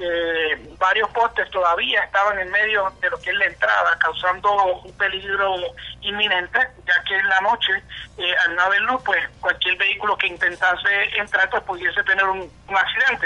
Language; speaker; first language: Spanish; native; Spanish